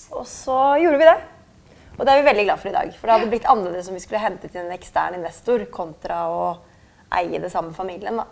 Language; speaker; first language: Norwegian; early bilingual, other home language; German